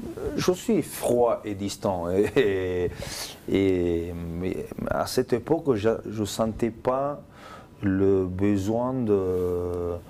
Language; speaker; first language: French; non-native, fluent; Spanish